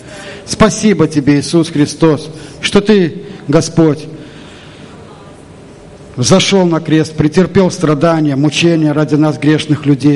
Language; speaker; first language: Russian; native; Russian